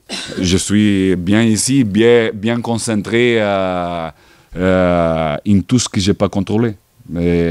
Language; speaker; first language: French; non-native, learner; Portuguese